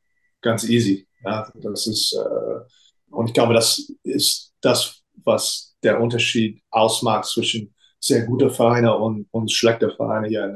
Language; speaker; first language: German; non-native, fluent; English